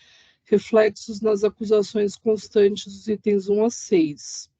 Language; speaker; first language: Portuguese; native; Portuguese